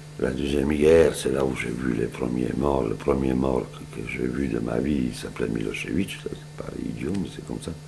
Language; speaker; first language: French; non-native, fluent; Serbian